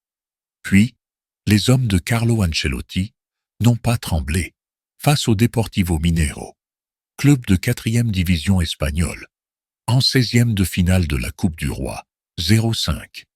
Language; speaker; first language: French; native; French